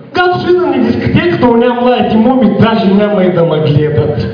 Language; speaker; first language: Bulgarian; early bilingual, heritage; Bulgarian